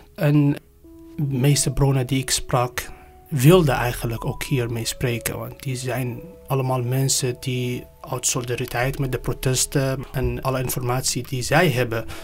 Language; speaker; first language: Dutch; non-native, fluent; Persian